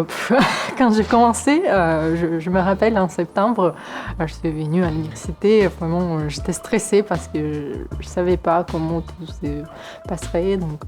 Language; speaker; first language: French; non-native, fluent; Ukrainian